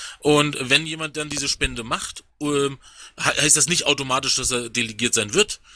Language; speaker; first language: German; native; German